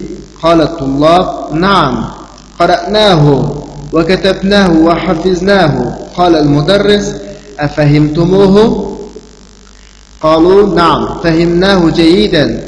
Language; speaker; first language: Arabic; non-native, fluent; Uyghur